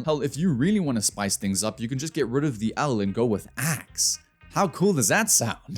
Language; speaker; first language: English; native; English